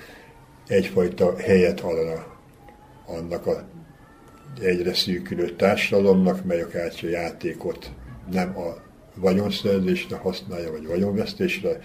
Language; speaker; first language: Hungarian; native; Hungarian